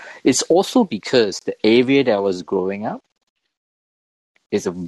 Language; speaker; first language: English; non-native, local second language; Cantonese